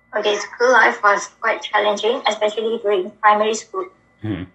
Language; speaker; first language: English; non-native, local second language; Malay